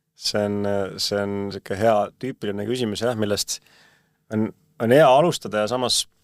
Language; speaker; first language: Estonian; native; Estonian